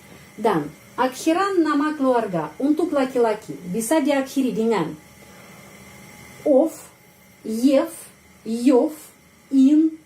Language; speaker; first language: Indonesian; non-native, fluent; Russian